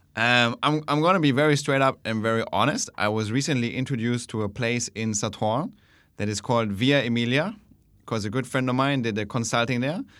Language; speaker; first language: English; non-native, fluent; German